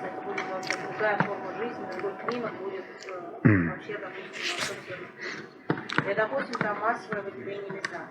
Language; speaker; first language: Russian; native; Russian